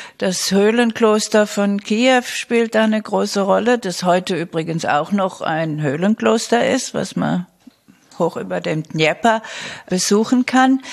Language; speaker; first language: German; native; German